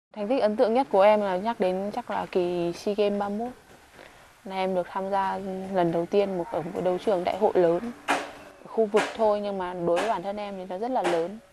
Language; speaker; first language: Vietnamese; non-native, local second language; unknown